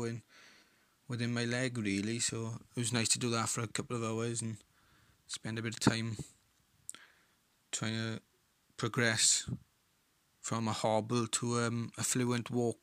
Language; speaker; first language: English; native; English